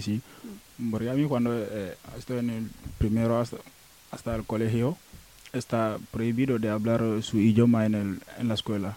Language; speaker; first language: Spanish; non-native, learner; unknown